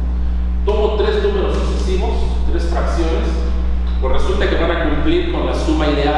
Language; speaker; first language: Spanish; native; Spanish